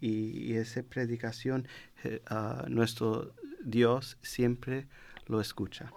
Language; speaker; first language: Spanish; non-native, learner; English